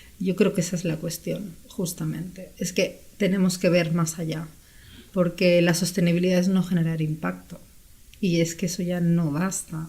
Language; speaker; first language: Spanish; native; Spanish